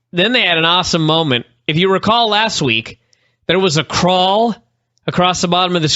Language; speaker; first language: English; native; English